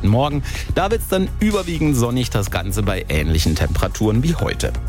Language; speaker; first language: German; native; German